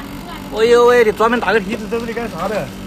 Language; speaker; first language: Chinese; native; Chinese